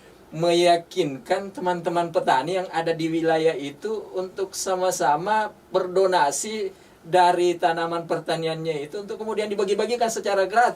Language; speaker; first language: Indonesian; native; Indonesian